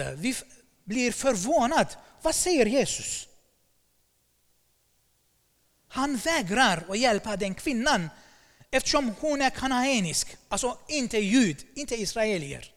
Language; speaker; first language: Swedish; non-native, fluent; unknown